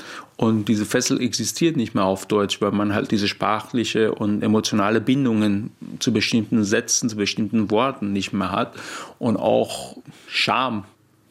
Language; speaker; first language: German; non-native, fluent; Persian